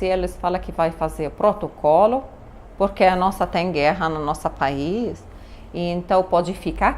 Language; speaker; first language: Portuguese; non-native, learner; Arabic